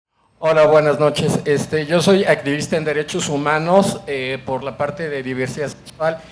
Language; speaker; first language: Spanish; native; Spanish